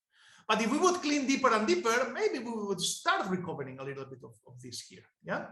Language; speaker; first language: English; non-native, fluent; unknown